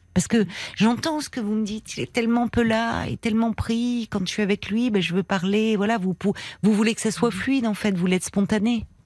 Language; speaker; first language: French; native; French